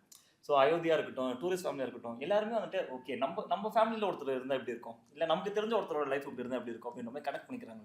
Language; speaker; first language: Tamil; native; Tamil